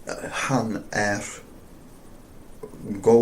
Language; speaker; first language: Icelandic; non-native, learner; English